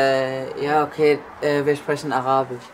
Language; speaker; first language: German; non-native, learner; Arabic